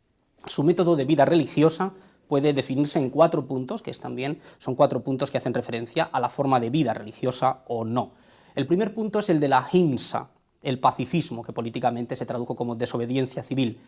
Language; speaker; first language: Spanish; native; Spanish